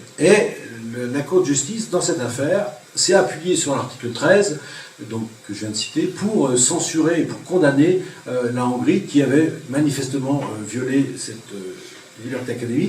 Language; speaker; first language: French; native; French